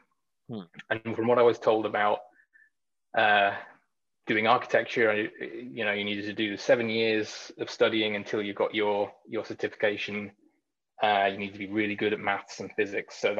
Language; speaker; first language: English; native; English